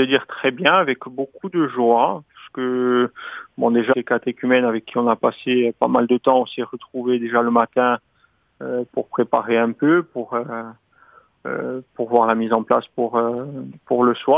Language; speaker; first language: French; native; French